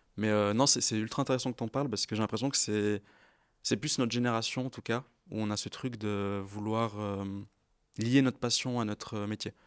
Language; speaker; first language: French; native; French